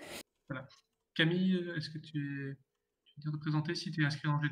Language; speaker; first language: French; native; French